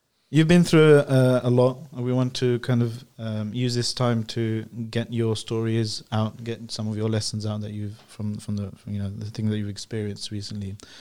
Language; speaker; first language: English; native; English